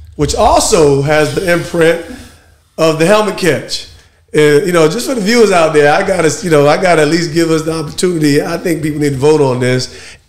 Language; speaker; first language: English; native; English